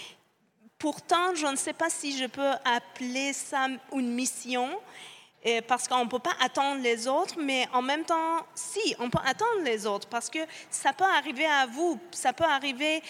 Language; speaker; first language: French; non-native, fluent; Persian